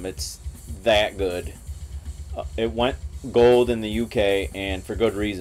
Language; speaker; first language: English; native; English